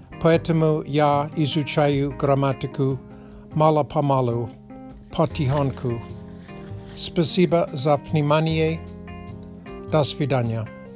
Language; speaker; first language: Russian; non-native, learner; Czech